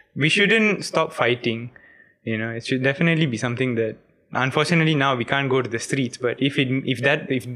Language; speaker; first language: English; non-native, local second language; Tamil